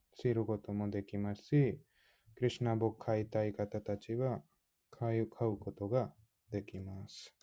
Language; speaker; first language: Japanese; non-native, fluent; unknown